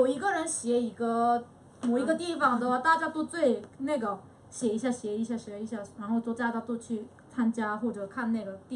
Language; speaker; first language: Chinese; non-native, fluent; Korean